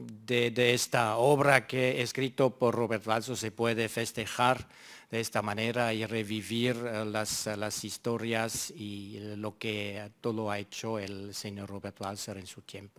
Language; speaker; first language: Spanish; non-native, fluent; German